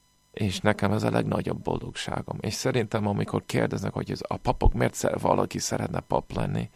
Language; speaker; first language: Hungarian; non-native, fluent; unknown